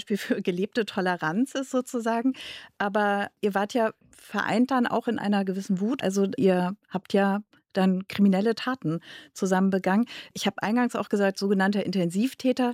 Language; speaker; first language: German; native; German